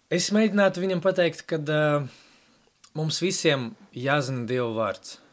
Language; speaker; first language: Latvian; non-native, local second language; Russian